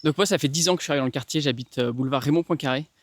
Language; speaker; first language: French; native; French